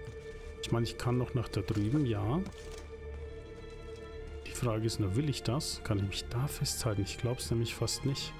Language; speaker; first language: German; native; German